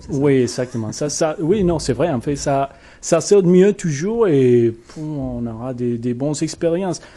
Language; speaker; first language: French; non-native, fluent; Spanish